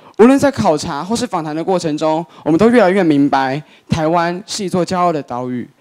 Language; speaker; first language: Chinese; native; Chinese